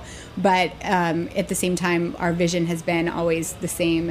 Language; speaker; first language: English; native; English